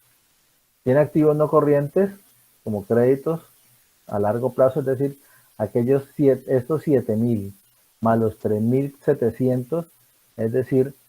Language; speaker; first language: Spanish; native; Spanish